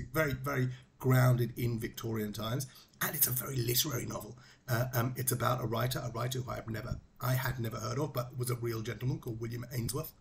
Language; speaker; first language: English; native; English